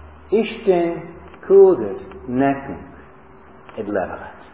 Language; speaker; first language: Hungarian; non-native, fluent; English